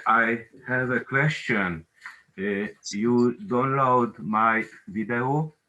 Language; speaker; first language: English; non-native, learner; Hungarian